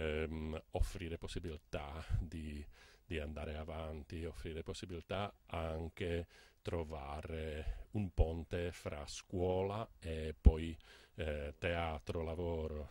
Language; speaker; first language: Italian; non-native, fluent; Czech